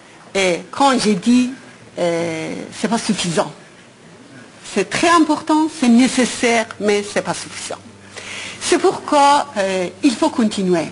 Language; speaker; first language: French; non-native, fluent; Persian